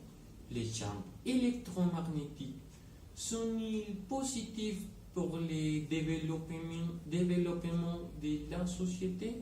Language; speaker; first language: French; non-native, learner; Spanish